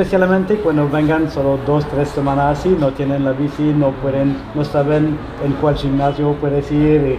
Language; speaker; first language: Spanish; non-native, learner; French